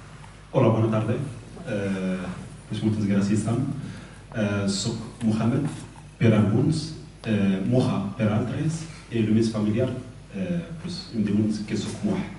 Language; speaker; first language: Catalan; non-native, learner; Spanish